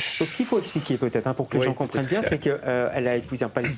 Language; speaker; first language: French; native; French